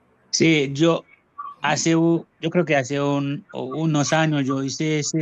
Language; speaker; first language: Spanish; non-native, fluent; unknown